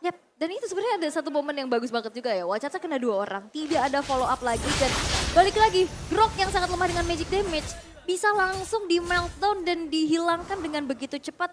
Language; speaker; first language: Indonesian; native; Indonesian